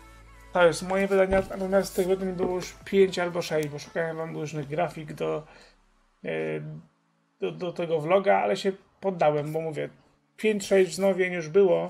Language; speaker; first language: Polish; native; Polish